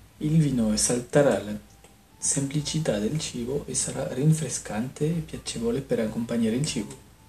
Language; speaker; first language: Italian; non-native, fluent; French